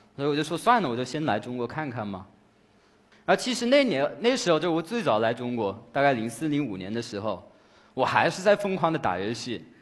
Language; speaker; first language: Chinese; non-native, fluent; English